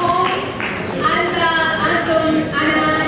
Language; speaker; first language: Arabic; non-native, learner; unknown